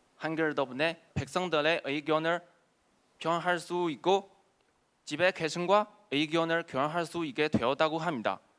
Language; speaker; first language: Korean; non-native, fluent; Chinese